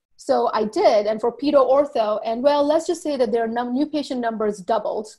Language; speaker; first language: English; early bilingual, other home language; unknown